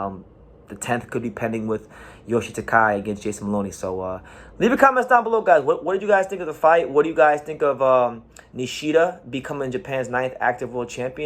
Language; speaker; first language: English; native; English